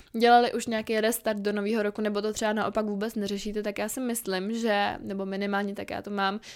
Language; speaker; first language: Czech; native; Czech